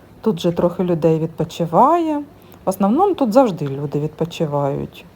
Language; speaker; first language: Ukrainian; non-native, local second language; Russian